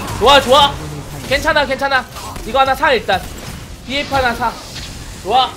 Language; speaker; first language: Korean; native; Korean